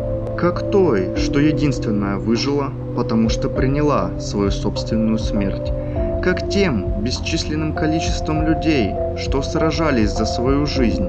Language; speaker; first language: Russian; native; Russian